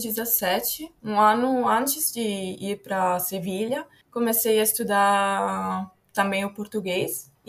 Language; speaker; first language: Portuguese; non-native, fluent; Italian